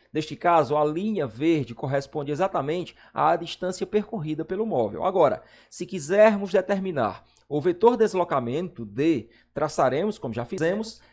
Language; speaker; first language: Portuguese; native; Portuguese